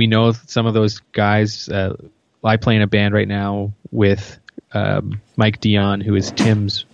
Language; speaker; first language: English; native; English